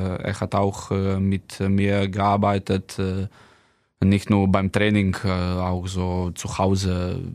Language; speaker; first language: German; non-native, fluent; Slovenian